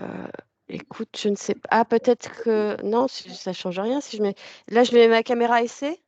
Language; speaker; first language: French; native; French